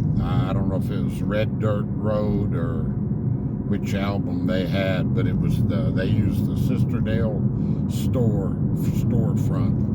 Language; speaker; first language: English; native; English